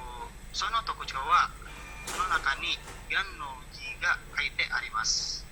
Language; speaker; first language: Japanese; non-native, learner; Indonesian